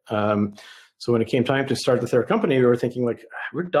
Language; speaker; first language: English; early bilingual, other home language; Russian